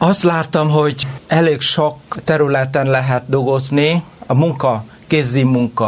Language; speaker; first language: Hungarian; non-native, learner; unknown